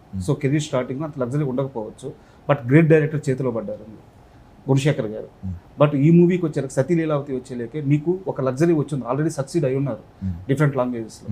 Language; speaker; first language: Telugu; native; Telugu